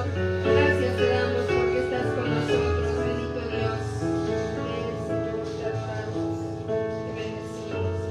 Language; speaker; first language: Spanish; native; Spanish